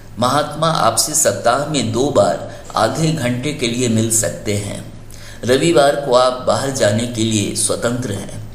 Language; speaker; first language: Hindi; native; Hindi